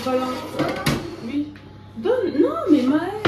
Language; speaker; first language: French; native; French